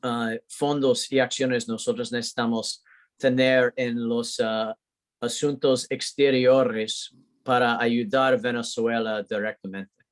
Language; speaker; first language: Spanish; non-native, learner; English